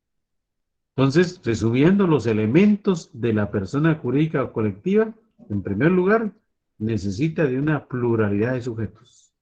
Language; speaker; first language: Spanish; native; Spanish